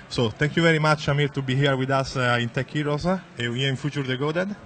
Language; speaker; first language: English; non-native, fluent; Italian